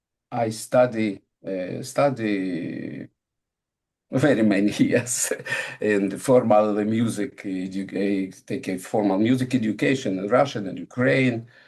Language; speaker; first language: English; non-native, learner; Russian